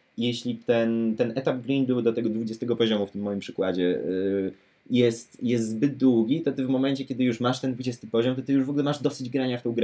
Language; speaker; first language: Polish; native; Polish